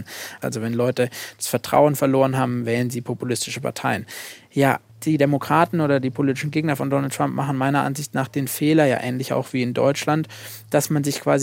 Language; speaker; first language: German; native; German